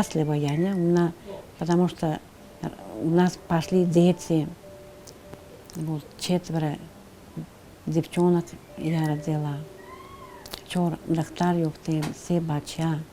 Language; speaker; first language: Russian; non-native, fluent; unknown